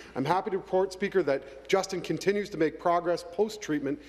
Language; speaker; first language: English; native; English